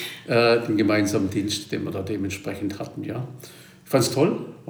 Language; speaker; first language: German; native; German